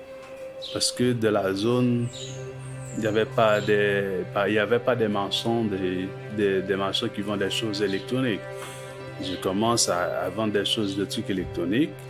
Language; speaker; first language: French; non-native, local second language; Haitian Creole